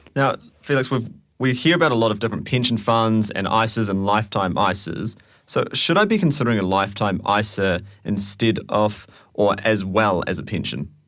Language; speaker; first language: English; native; English